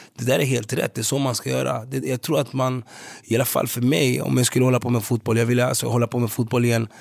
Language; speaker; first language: Swedish; early bilingual, other home language; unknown